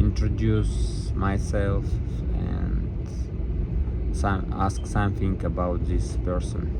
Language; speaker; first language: English; non-native, learner; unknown